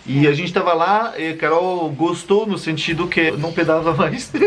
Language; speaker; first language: Portuguese; non-native, fluent; French